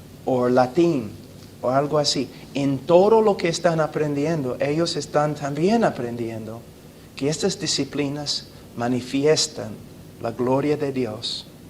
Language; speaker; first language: Spanish; non-native, fluent; English